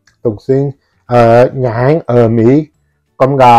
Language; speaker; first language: Vietnamese; non-native, learner; Italian